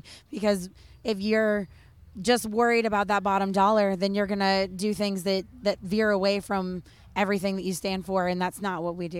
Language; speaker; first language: English; native; English